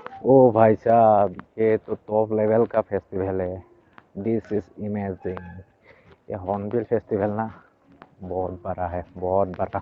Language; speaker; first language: Hindi; non-native, local second language; Assamese